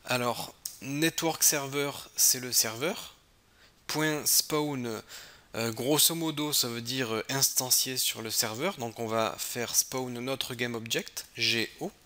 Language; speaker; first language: French; native; French